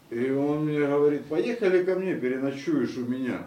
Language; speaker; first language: Polish; non-native, learner; Russian